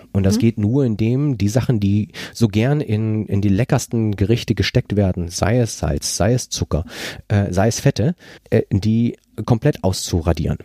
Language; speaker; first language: German; non-native, fluent; Spanish